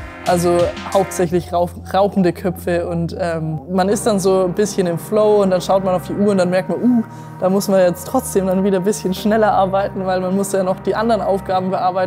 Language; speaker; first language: German; native; German